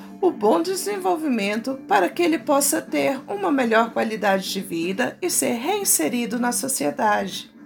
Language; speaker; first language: Portuguese; native; Portuguese